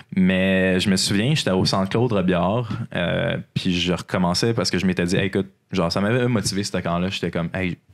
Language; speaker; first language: French; native; French